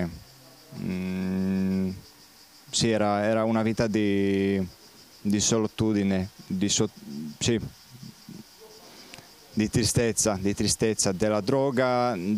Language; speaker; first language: Italian; non-native, fluent; Polish